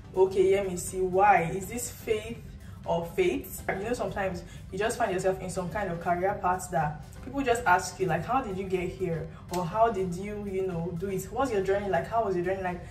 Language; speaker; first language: English; non-native, local second language; Yoruba